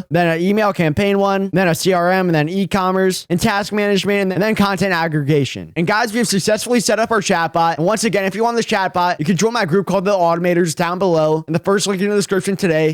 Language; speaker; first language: English; native; English